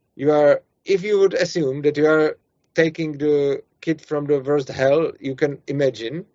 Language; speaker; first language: English; non-native, fluent; Czech